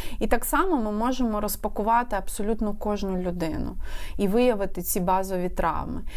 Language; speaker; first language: Ukrainian; non-native, local second language; Russian